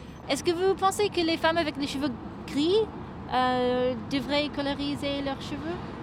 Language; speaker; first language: French; non-native, fluent; English